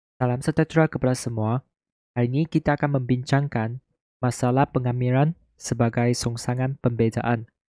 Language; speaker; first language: Malay; non-native, local second language; Chinese